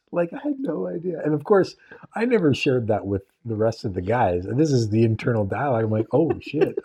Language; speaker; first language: English; native; English